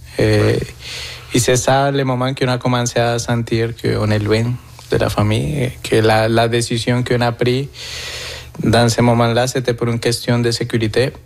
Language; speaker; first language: French; non-native, fluent; Spanish